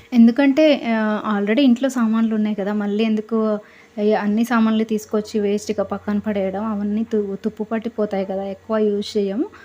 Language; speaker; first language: Telugu; non-native, local second language; Lambadi